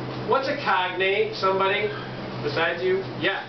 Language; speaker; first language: English; native; English